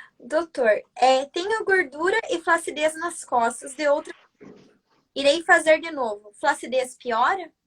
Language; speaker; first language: Portuguese; native; Portuguese